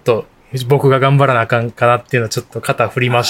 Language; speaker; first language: Japanese; native; Japanese